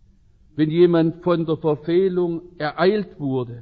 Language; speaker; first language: German; native; German